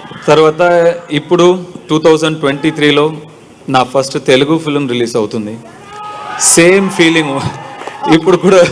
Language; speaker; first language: Telugu; non-native, learner; Tamil